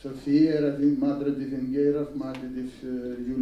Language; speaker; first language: Italian; non-native, learner; Russian